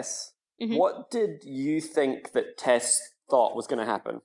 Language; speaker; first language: English; native; English